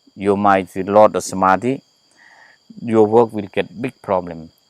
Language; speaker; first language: English; non-native, learner; Thai